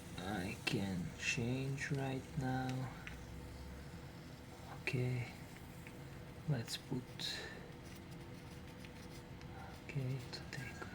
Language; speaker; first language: English; non-native, learner; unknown